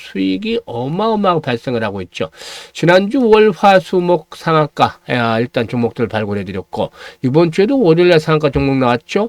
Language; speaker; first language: Korean; native; Korean